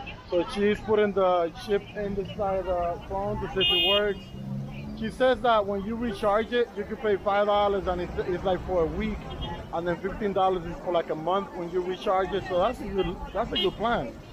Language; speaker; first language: English; native; English